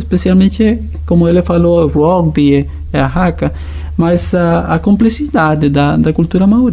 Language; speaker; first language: Portuguese; non-native, fluent; Spanish